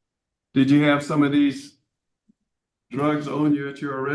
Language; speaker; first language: English; native; English